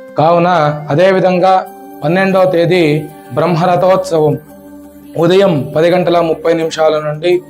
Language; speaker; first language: Telugu; native; Telugu